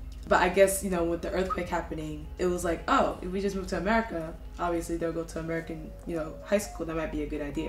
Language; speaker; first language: English; early bilingual, other home language; Japanese